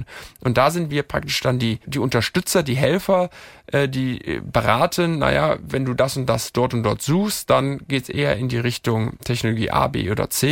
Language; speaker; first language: German; native; German